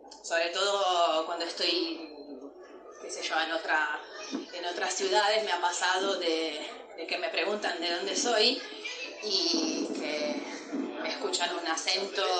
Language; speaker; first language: Spanish; non-native, fluent; Italian